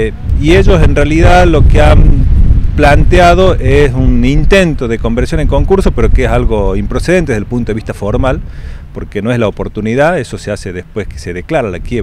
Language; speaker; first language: Spanish; native; Spanish